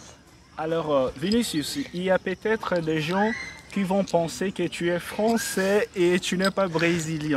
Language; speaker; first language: French; non-native, fluent; Portuguese